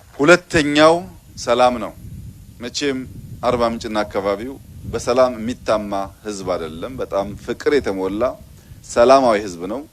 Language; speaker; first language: Amharic; non-native, local second language; Oromo